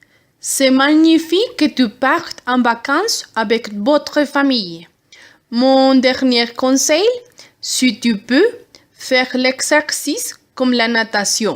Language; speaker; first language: French; non-native, learner; Spanish